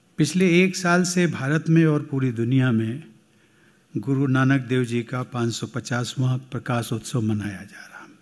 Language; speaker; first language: Hindi; native; Hindi